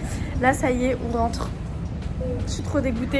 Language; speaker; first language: French; native; French